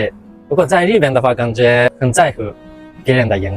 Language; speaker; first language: Chinese; non-native, fluent; Japanese